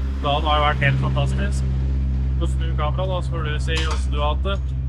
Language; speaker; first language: Norwegian; native; Norwegian